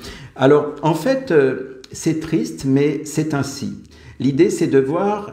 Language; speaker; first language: French; native; French